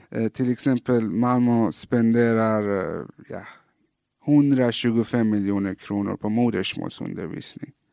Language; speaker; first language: Swedish; early bilingual, other home language; Persian